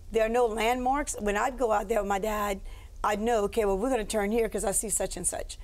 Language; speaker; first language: English; early bilingual, other home language; French